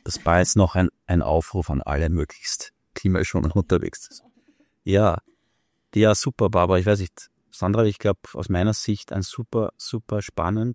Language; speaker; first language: German; native; German